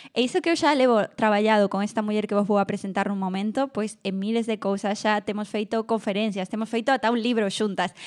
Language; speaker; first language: Galician; non-native, local second language; Spanish